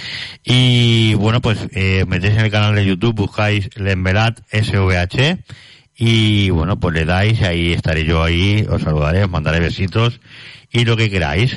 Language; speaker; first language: Spanish; native; Spanish